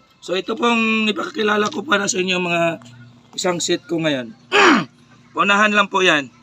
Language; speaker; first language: Filipino; non-native, local second language; Cebuano